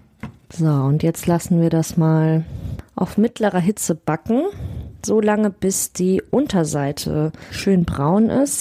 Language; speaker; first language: German; native; German